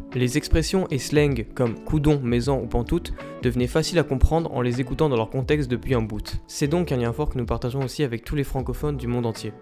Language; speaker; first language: French; early bilingual, other home language; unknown